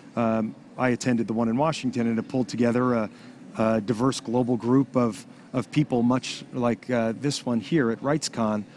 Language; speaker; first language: English; native; English